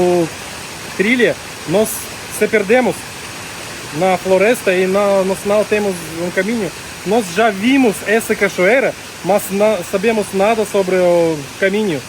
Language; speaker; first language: Portuguese; non-native, learner; Russian